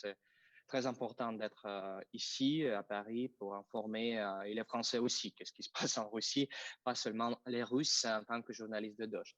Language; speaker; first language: French; non-native, fluent; Russian